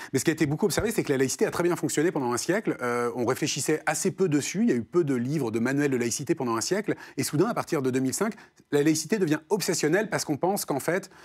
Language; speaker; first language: French; native; French